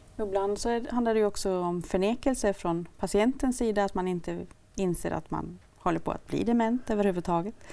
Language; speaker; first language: Swedish; native; Swedish